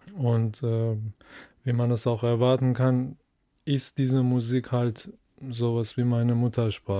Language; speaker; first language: German; non-native, fluent; Persian